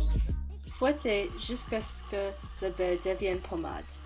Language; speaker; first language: French; non-native, learner; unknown